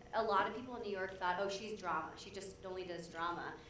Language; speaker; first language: English; native; English